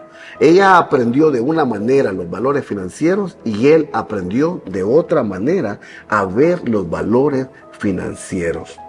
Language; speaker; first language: Spanish; native; Spanish